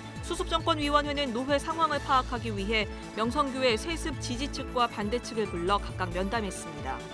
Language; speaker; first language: Korean; native; Korean